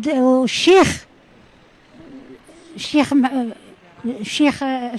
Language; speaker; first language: Arabic; native; Arabic